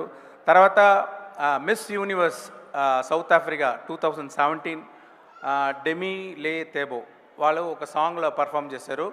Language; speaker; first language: Telugu; non-native, learner; Tamil